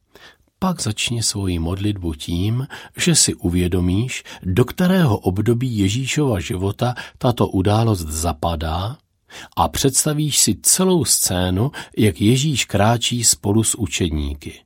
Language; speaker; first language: Czech; native; Czech